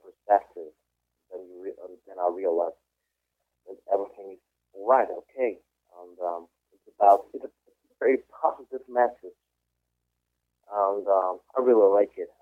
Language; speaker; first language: English; non-native, fluent; Swiss German